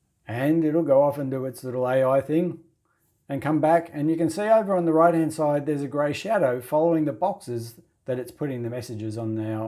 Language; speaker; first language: English; native; English